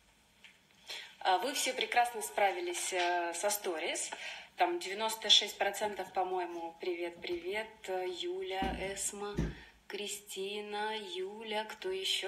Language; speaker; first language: Russian; native; Russian